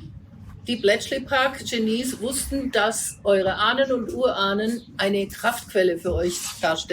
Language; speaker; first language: German; native; German